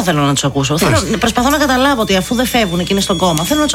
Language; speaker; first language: Greek; native; Greek